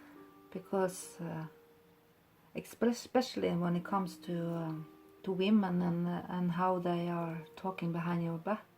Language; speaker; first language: English; non-native, fluent; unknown